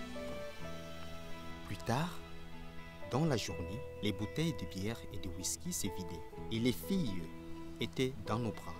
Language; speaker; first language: French; non-native, local second language; Lingala